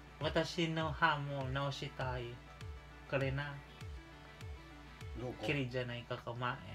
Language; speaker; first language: Japanese; non-native, local second language; Filipino